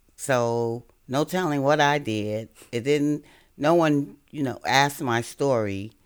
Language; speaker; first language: English; native; English